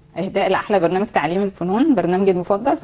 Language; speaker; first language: Arabic; native; Arabic